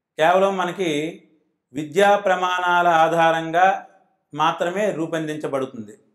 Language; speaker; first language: Telugu; native; Telugu